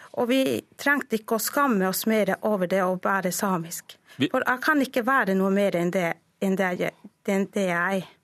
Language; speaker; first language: Norwegian; non-native, local second language; Northern Sami